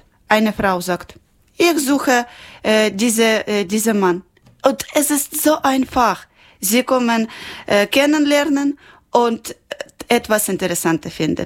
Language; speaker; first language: German; non-native, local second language; Ukrainian